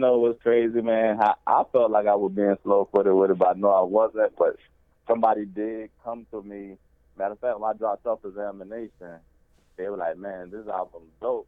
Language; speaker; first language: English; native; English